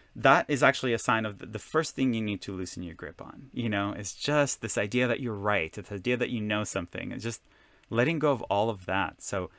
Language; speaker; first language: English; non-native, fluent; Hebrew